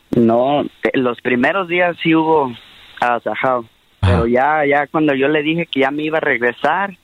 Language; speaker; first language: Spanish; early bilingual, heritage; Spanish